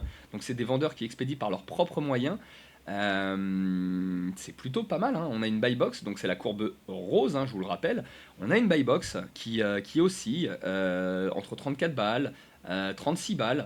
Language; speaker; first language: French; native; French